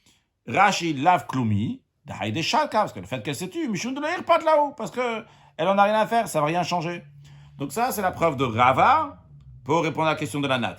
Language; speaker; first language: French; native; French